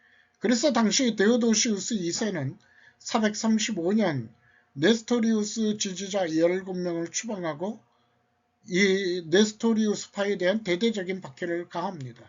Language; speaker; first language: Korean; native; Korean